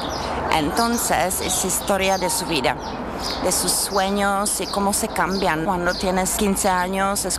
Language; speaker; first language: Spanish; non-native, fluent; Czech